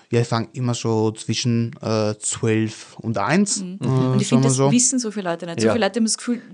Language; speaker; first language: German; non-native, fluent; Italian